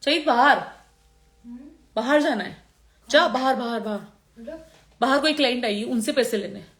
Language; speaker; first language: Hindi; non-native, local second language; Gujarati